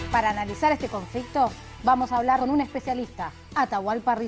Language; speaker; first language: Spanish; native; Spanish